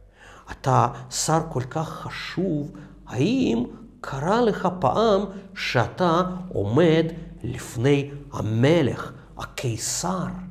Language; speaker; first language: Hebrew; non-native, fluent; Russian